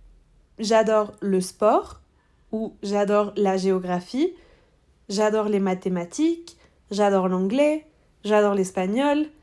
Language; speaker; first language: French; non-native, fluent; Spanish